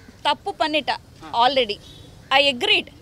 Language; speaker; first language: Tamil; non-native, learner; Telugu